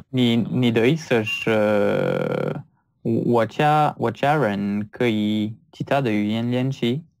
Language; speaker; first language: Chinese; non-native, learner; French